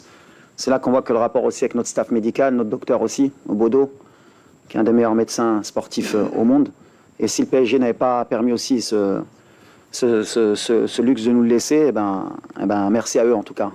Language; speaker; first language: French; native; French